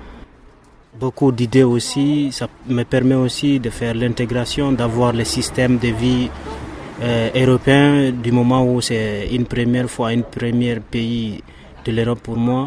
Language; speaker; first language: French; non-native, local second language; Fula